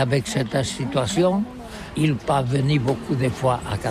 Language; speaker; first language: French; non-native, learner; Catalan